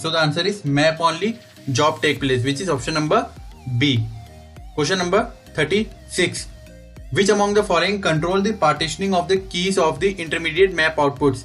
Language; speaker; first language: English; non-native, local second language; Hindi